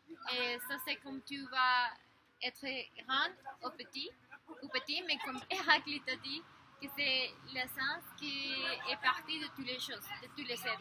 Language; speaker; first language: French; non-native, learner; Spanish